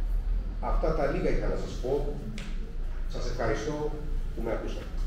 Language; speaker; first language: Greek; native; Greek